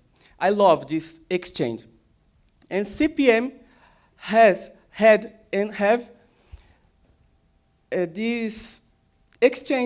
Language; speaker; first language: English; non-native, learner; Portuguese